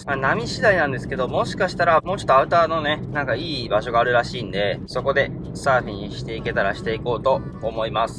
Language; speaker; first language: Japanese; native; Japanese